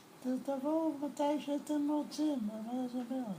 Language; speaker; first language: Hebrew; non-native, learner; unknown